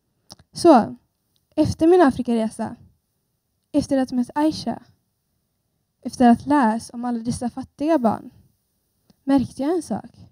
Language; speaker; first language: Swedish; early bilingual, other home language; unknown